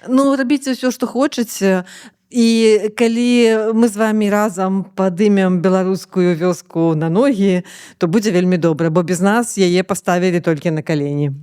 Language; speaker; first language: Belarusian; native; Belarusian